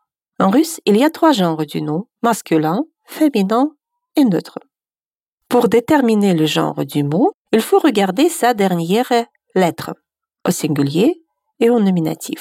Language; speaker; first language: French; non-native, fluent; Russian